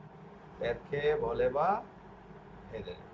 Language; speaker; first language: Italian; non-native, fluent; Bangla